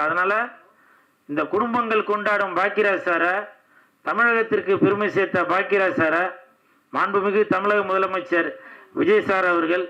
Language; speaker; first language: Tamil; native; Tamil